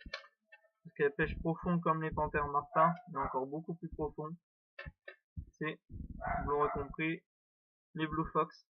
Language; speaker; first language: French; native; French